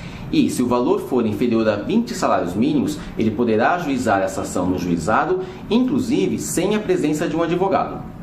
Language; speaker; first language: Portuguese; native; Portuguese